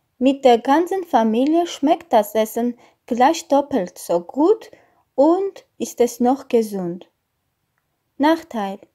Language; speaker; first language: German; non-native, learner; Armenian